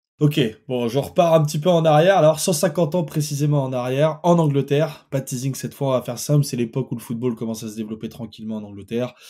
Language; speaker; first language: French; native; French